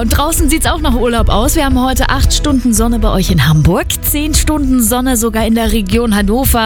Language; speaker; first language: German; native; German